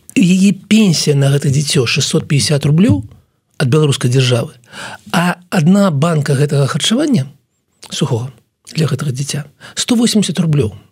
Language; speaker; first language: Belarusian; non-native, local second language; Russian